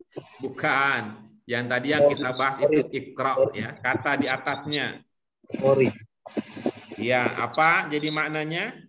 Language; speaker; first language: Indonesian; native; Indonesian